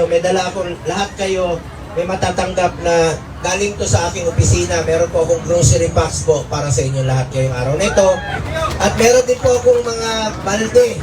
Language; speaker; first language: Filipino; non-native, local second language; Cebuano